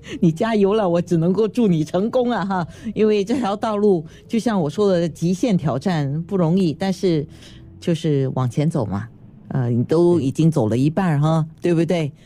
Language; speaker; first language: Chinese; native; Chinese